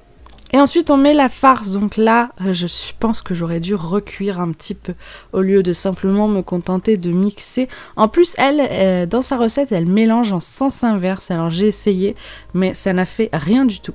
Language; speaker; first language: French; native; French